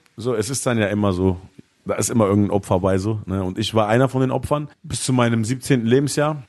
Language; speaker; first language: German; early bilingual, other home language; Arabic